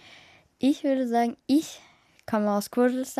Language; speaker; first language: German; early bilingual, other home language; Kurdish